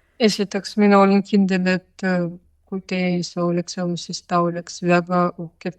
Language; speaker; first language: Estonian; non-native, local second language; Russian